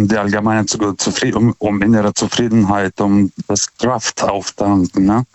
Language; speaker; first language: German; non-native, fluent; Lithuanian